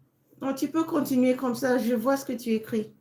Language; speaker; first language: French; non-native, fluent; English